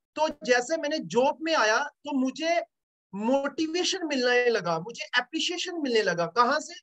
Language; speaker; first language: Hindi; native; Hindi